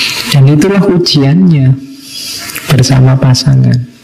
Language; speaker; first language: Indonesian; non-native, local second language; Javanese